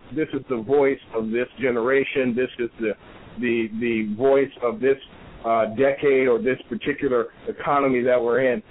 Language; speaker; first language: English; native; English